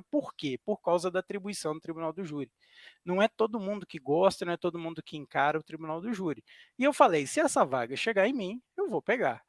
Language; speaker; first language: Portuguese; native; Portuguese